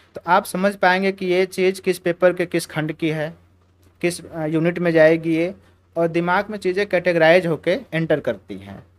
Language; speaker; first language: Hindi; native; Hindi